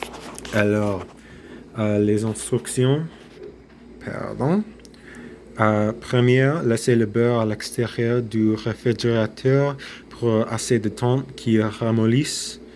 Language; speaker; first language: French; non-native, learner; English